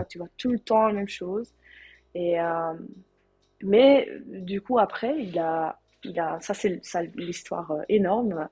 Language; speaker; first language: French; non-native, learner; Dutch